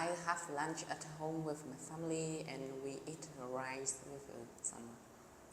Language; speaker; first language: English; non-native, learner; Vietnamese